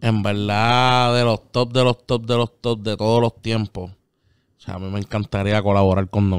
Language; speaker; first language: Spanish; native; Spanish